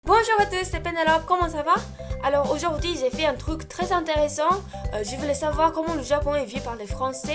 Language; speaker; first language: French; non-native, fluent; Japanese